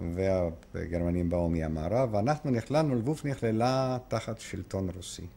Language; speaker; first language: Hebrew; non-native, fluent; Ukrainian